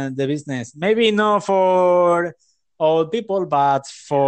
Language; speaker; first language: English; non-native, learner; Spanish